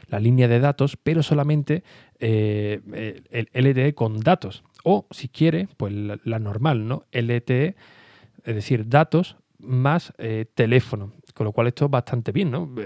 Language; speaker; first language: Spanish; native; Spanish